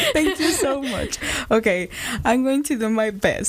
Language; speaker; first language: English; non-native, fluent; Spanish